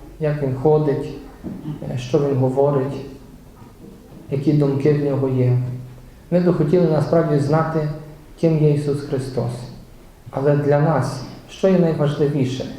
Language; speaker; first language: Ukrainian; non-native, fluent; Polish